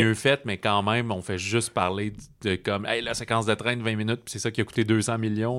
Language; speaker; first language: French; native; French